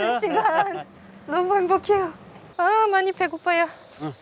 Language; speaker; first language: Korean; non-native, fluent; French